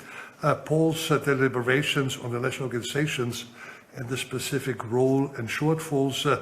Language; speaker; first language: English; non-native, fluent; German